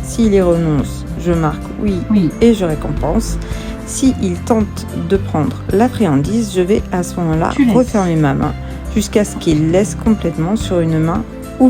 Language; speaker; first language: French; native; French